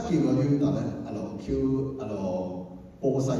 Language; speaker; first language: Japanese; non-native, learner; Cantonese